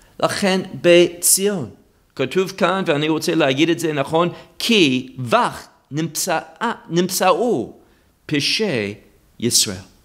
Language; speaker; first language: Hebrew; non-native, fluent; English